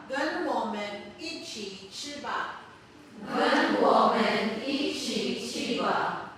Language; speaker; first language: Chinese; non-native, fluent; Filipino